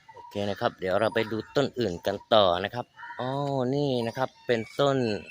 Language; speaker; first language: Thai; non-native, local second language; Malay